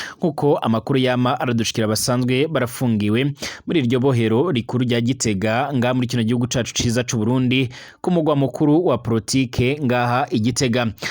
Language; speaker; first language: Rundi; native; Rundi